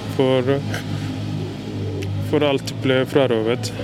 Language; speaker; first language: Norwegian; early bilingual, other home language; Somali